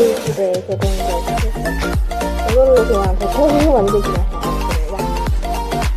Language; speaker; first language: Korean; native; Korean